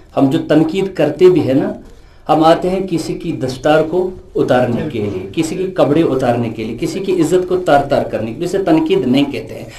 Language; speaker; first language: Urdu; non-native, local second language; Kashmiri